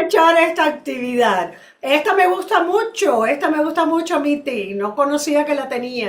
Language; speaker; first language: Spanish; native; Spanish